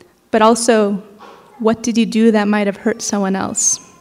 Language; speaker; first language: English; native; English